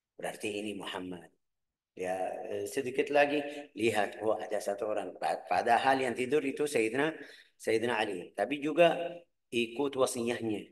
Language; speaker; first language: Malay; non-native, fluent; Arabic